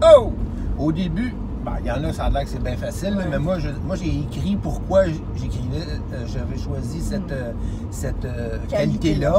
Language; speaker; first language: French; native; French